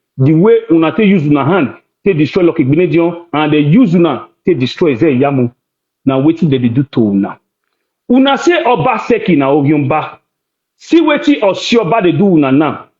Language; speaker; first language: Nigerian Pidgin; non-native, local second language; Bini